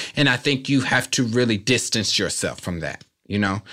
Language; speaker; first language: English; native; English